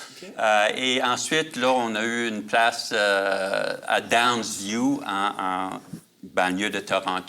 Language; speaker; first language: French; native; French